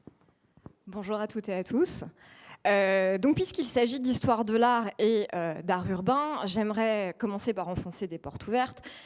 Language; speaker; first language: French; native; French